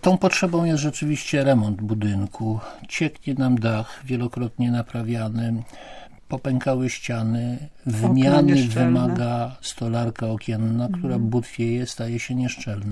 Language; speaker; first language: Polish; native; Polish